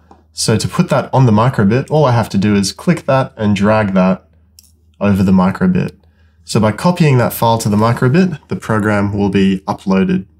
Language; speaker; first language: English; native; English